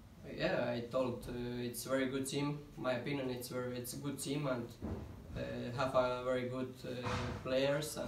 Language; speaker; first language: English; non-native, learner; Russian